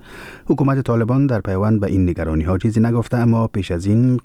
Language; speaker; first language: Persian; native; Persian